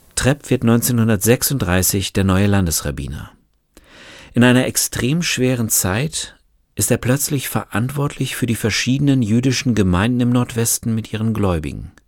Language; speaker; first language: German; native; German